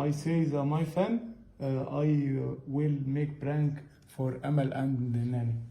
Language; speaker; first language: English; non-native, learner; Arabic